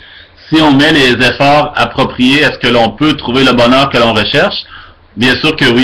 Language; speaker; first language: French; native; French